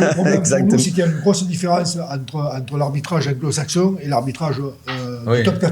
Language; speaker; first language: French; native; French